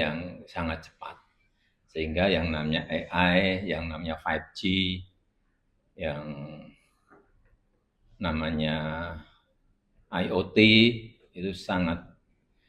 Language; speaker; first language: Indonesian; non-native, local second language; Javanese